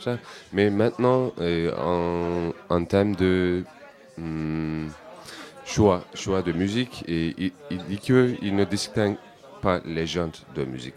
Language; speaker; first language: French; non-native, learner; Turkish